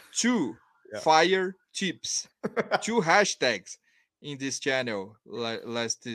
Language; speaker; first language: English; non-native, learner; Portuguese